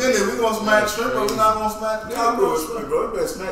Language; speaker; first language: English; native; English